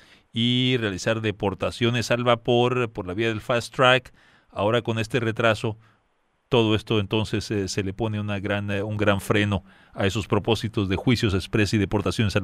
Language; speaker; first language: Spanish; native; Spanish